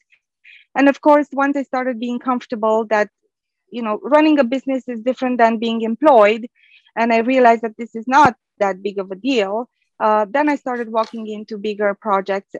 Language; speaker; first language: English; non-native, fluent; Romanian